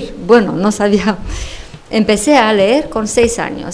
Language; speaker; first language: Spanish; non-native, fluent; Romanian